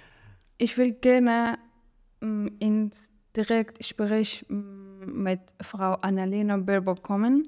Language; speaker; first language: German; non-native, learner; Persian